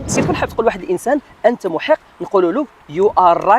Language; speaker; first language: Arabic; native; Arabic